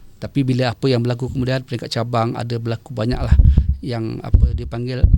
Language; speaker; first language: Malay; native; Malay